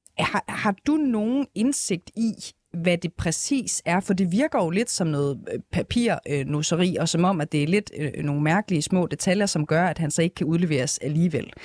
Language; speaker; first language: Danish; native; Danish